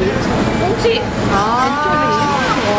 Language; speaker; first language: English; non-native, fluent; Indonesian